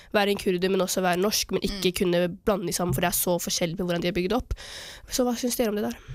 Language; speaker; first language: Norwegian; early bilingual, other home language; Tigrinya